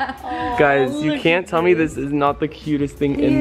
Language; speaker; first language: English; native; English